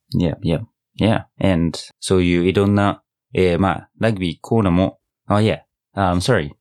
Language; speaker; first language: Japanese; non-native, fluent; English